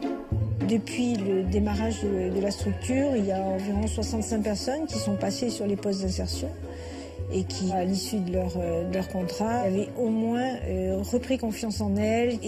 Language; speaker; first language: French; native; French